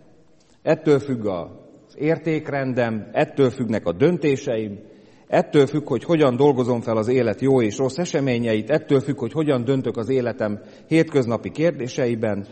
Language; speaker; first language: Hungarian; native; Hungarian